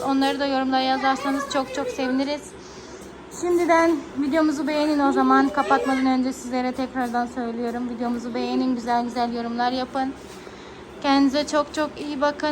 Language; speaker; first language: Turkish; non-native, fluent; Urdu